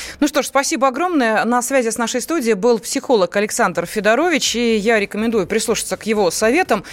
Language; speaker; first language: Russian; native; Russian